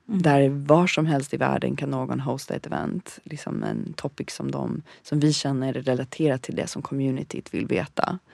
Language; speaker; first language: Swedish; early bilingual, other home language; Bosnian